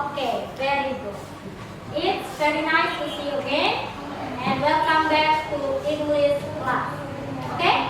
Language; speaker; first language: English; non-native, fluent; Indonesian